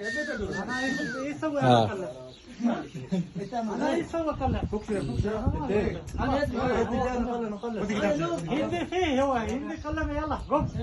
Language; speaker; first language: Arabic; non-native, learner; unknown